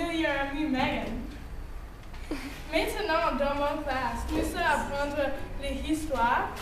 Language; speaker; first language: French; non-native, learner; English